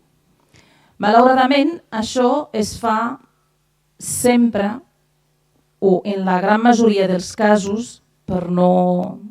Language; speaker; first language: Catalan; non-native, fluent; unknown